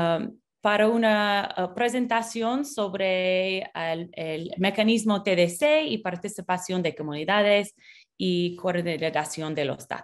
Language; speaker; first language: Spanish; non-native, fluent; English